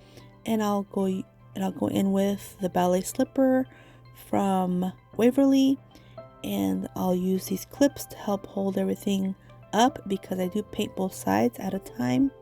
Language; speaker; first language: English; native; English